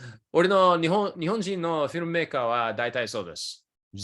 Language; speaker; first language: Japanese; early bilingual, other home language; English